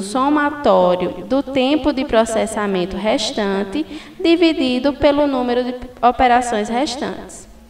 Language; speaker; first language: Portuguese; native; Portuguese